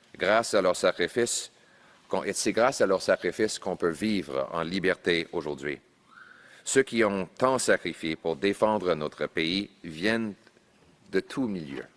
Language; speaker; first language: French; non-native, local second language; English